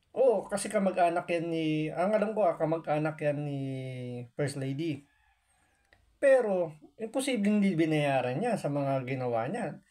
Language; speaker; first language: Filipino; native; Filipino